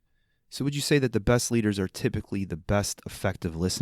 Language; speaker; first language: English; native; English